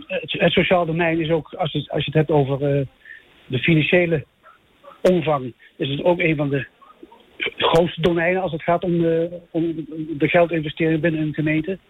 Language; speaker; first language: Dutch; native; Dutch